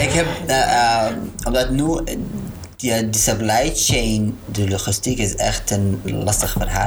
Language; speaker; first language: Dutch; non-native, learner; Arabic